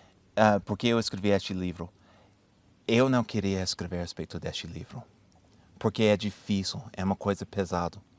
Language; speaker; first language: Portuguese; non-native, fluent; English